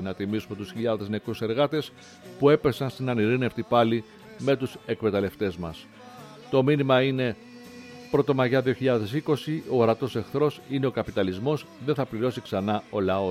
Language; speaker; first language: Greek; native; Greek